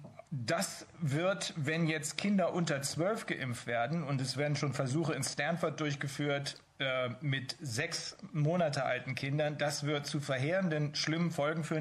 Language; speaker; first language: German; native; German